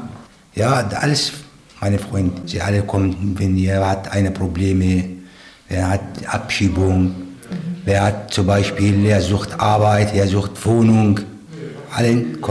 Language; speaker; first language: German; non-native, learner; Arabic